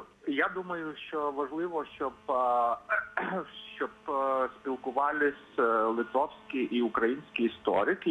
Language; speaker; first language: Ukrainian; non-native, fluent; Lithuanian